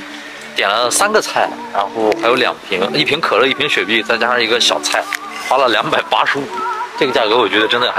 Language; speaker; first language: Chinese; native; Chinese